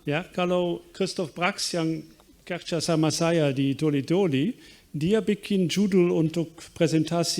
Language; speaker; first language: Indonesian; non-native, fluent; German